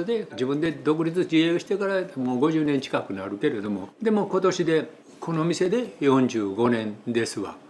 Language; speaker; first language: Japanese; native; Japanese